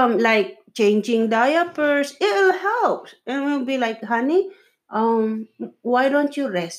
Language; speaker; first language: English; non-native, local second language; Filipino